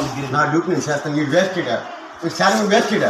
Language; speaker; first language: Telugu; native; Telugu